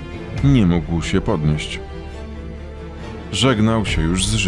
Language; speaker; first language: Polish; native; Polish